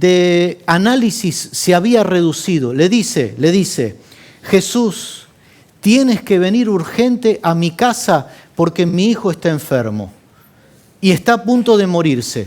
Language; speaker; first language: Spanish; native; Spanish